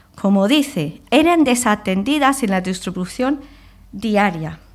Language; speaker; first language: Spanish; non-native, fluent; English